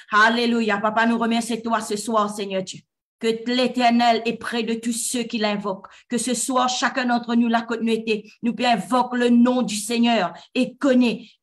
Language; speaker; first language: French; non-native, local second language; Morisyen